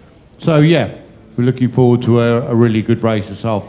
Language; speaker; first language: English; native; English